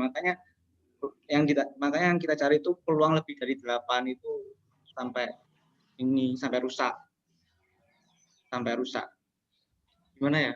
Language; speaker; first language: Indonesian; native; Indonesian